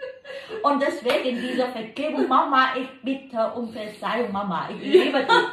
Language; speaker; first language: German; non-native, learner; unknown